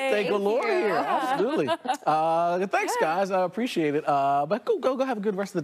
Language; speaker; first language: English; native; English